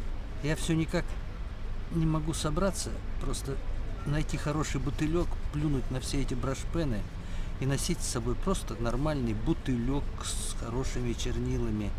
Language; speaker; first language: Russian; native; Russian